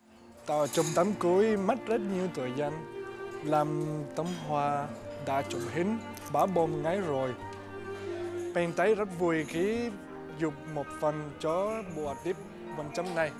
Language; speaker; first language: Vietnamese; non-native, learner; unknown